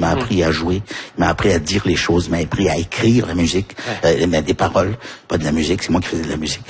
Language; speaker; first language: French; early bilingual, other home language; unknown